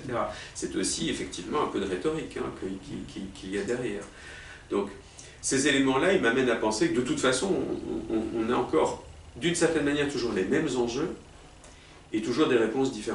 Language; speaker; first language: French; native; French